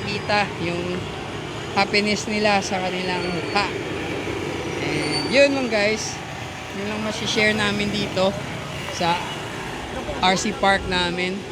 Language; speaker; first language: Filipino; native; Filipino